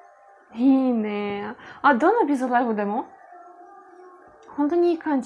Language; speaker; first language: Japanese; non-native, learner; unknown